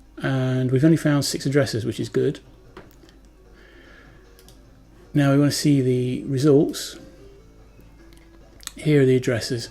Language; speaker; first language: English; native; English